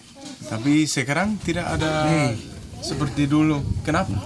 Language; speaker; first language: Indonesian; non-native, learner; Danish